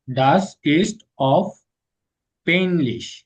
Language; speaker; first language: German; non-native, learner; Bangla